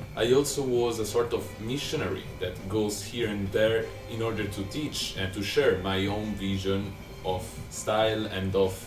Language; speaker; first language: English; non-native, fluent; Italian